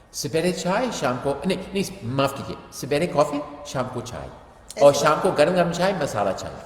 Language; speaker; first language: Hindi; non-native, fluent; English